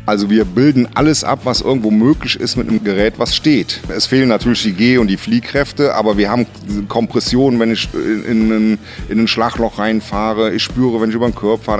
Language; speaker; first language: German; native; German